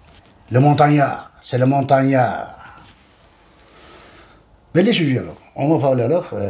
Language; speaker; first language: French; non-native, learner; Turkish